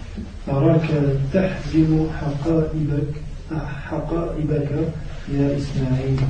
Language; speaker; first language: Arabic; non-native, learner; French